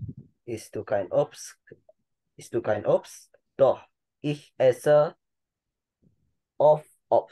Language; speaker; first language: German; non-native, learner; Indonesian